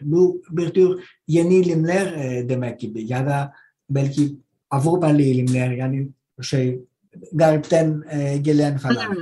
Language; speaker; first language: Turkish; non-native, learner; Greek